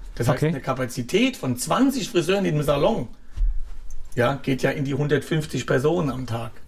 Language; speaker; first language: German; native; German